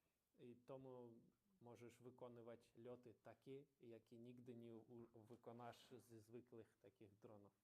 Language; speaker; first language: Polish; non-native, learner; Ukrainian